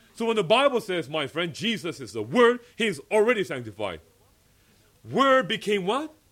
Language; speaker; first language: English; early bilingual, other home language; Korean